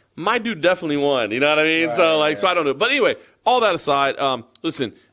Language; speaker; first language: English; native; English